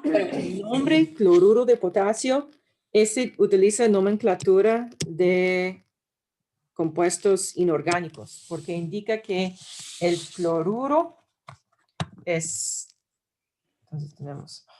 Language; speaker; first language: Spanish; non-native, fluent; English